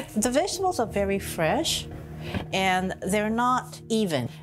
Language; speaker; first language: English; non-native, fluent; Japanese